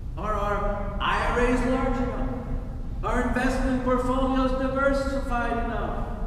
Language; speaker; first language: English; native; English